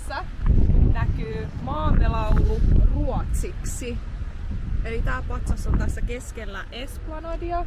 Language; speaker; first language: Finnish; native; Finnish